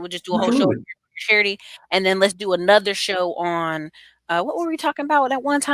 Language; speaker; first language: English; native; English